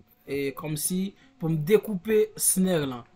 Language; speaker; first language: French; non-native, local second language; Haitian Creole